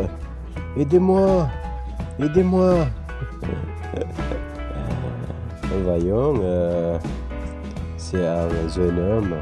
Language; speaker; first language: French; non-native, fluent; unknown